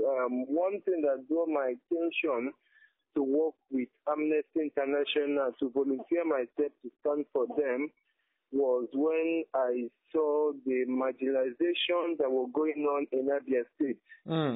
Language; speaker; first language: English; non-native, local second language; Igbo